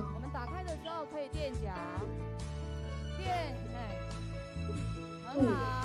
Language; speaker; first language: Chinese; native; Chinese